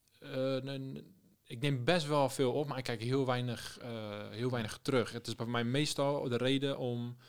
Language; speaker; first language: Dutch; native; Dutch